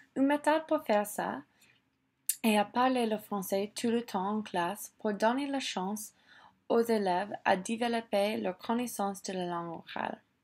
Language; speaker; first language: French; non-native, local second language; English